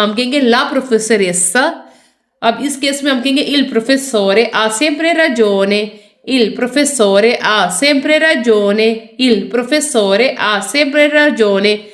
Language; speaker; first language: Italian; non-native, fluent; Urdu